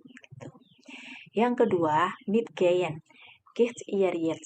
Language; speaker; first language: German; non-native, fluent; Indonesian